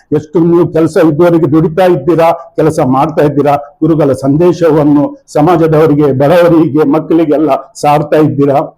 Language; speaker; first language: Kannada; non-native, local second language; Tulu